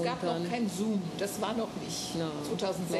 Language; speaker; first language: German; native; German